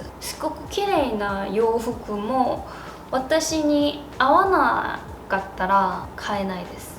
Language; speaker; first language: Japanese; non-native, learner; Korean